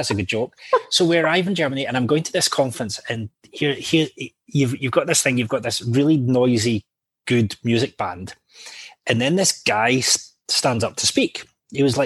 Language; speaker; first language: English; native; English